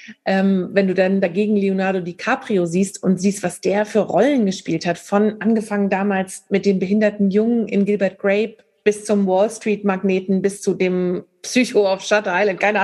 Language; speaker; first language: German; native; German